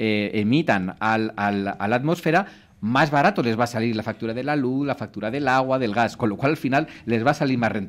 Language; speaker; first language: Spanish; native; Spanish